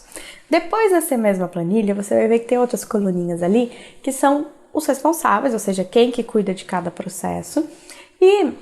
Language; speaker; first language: Portuguese; native; Portuguese